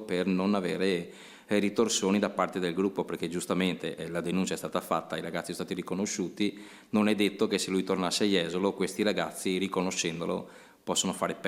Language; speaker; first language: Italian; native; Italian